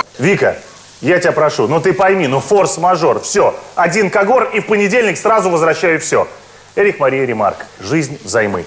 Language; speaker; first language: Russian; native; Russian